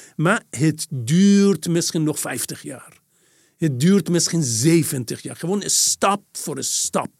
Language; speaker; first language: Dutch; non-native, fluent; Persian